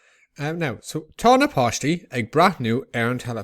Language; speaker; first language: Irish; non-native, local second language; English